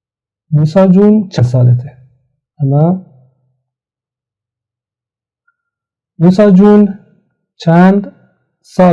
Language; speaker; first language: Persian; non-native, fluent; Central Kurdish